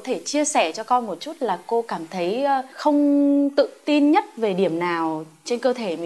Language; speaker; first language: Vietnamese; native; Vietnamese